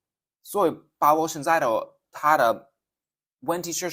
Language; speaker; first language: Chinese; non-native, fluent; English